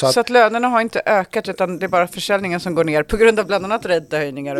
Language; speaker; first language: Swedish; native; Swedish